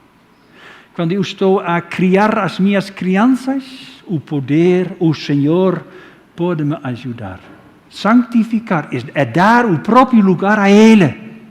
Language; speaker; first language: Portuguese; non-native, fluent; Dutch